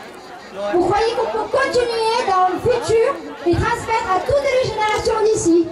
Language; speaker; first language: French; native; French